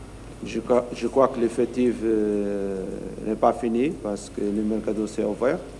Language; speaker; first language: French; non-native, learner; Portuguese